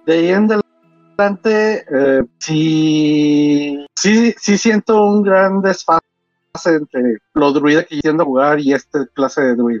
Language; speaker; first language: Spanish; native; Spanish